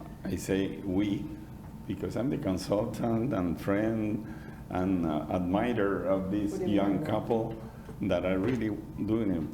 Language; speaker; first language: English; non-native, fluent; Spanish